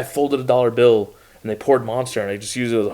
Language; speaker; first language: English; native; English